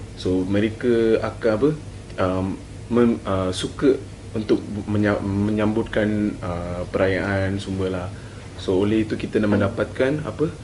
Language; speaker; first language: Malay; non-native, local second language; Tamil